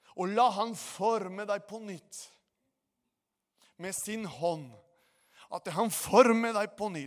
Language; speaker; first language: Norwegian; non-native, fluent; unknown